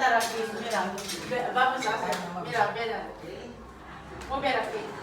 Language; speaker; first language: Spanish; non-native, learner; Filipino